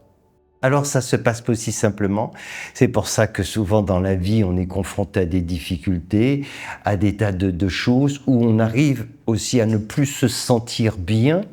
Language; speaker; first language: French; native; French